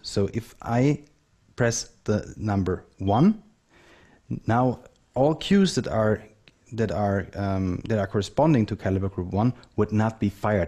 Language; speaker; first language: English; non-native, fluent; German